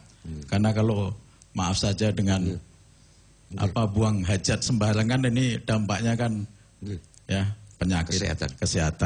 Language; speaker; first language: Indonesian; non-native, local second language; Javanese